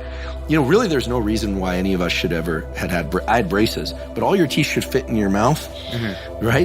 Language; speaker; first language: English; native; English